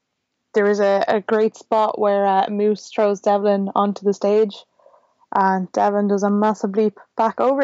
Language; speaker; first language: English; native; English